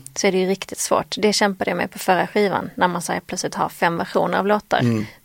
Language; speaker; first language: Swedish; native; Swedish